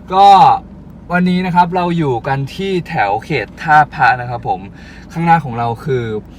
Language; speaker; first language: Thai; native; Thai